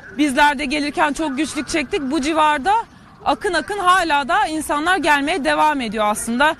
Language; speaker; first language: Turkish; native; Turkish